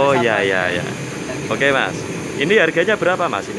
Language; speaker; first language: Indonesian; native; Indonesian